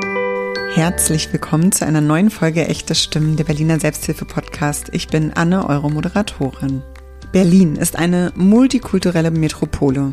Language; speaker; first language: German; native; German